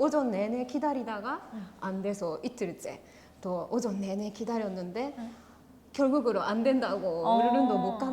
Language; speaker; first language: Korean; non-native, fluent; Japanese